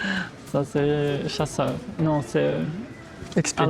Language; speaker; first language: French; non-native, fluent; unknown